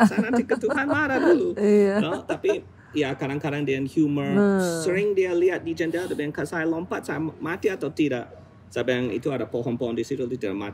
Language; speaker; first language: Indonesian; non-native, fluent; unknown